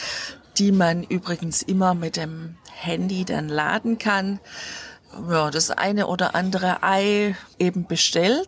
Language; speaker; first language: German; native; German